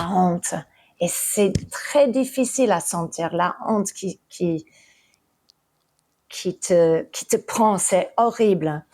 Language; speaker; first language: French; early bilingual, heritage; English